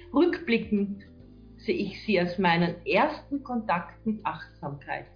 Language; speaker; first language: German; native; German